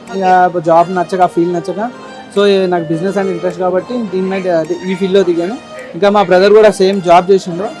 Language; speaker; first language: Telugu; native; Telugu